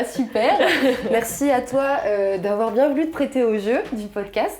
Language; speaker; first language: French; native; French